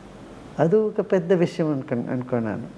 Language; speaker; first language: Telugu; non-native, local second language; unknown